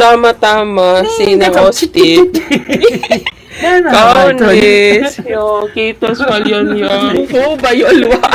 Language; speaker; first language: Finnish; non-native, learner; Filipino